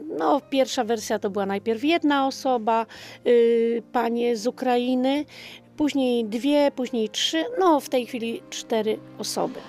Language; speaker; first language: Polish; native; Polish